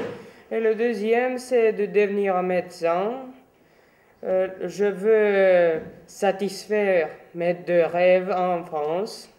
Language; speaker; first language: French; non-native, fluent; Romanian